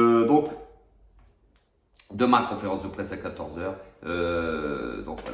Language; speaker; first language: French; native; French